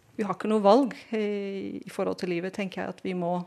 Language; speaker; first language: Norwegian; non-native, fluent; Dutch